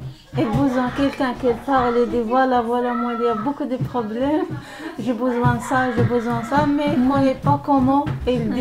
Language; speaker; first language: French; non-native, learner; Arabic